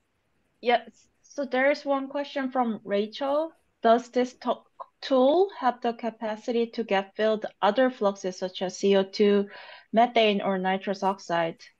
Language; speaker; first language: English; non-native, fluent; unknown